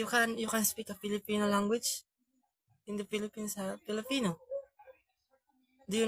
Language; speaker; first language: English; non-native, learner; Korean